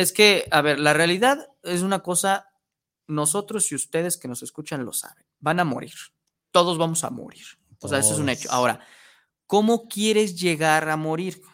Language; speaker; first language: Spanish; native; Spanish